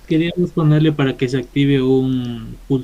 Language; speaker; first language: Spanish; native; Spanish